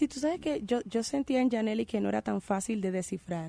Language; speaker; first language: Spanish; native; Spanish